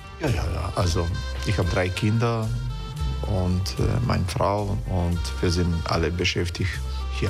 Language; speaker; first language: German; non-native, fluent; Croatian